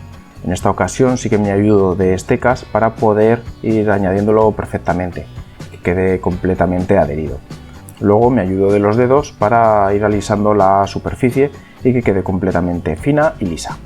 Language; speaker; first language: Spanish; native; Spanish